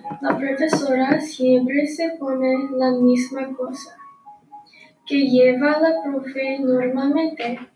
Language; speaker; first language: Spanish; non-native, learner; English